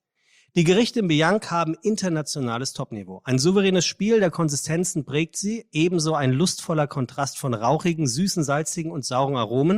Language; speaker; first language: German; native; German